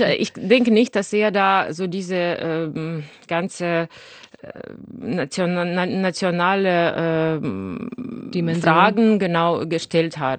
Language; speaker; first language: German; non-native, fluent; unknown